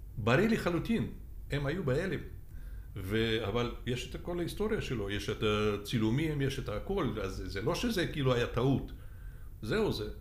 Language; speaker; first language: Hebrew; non-native, fluent; Russian